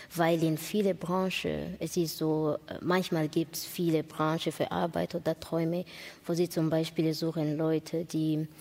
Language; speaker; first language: German; non-native, learner; Kinyarwanda